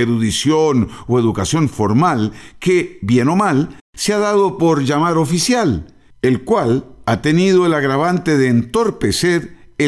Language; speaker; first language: Spanish; native; Spanish